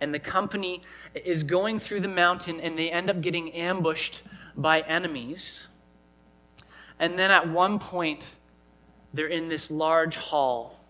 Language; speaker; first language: English; native; English